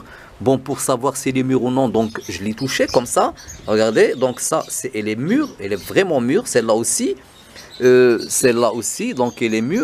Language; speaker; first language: French; non-native, local second language; Arabic